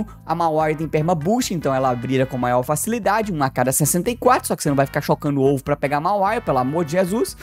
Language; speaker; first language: Portuguese; native; Portuguese